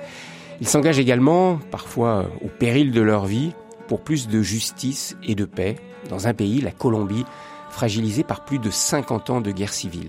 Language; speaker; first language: French; native; French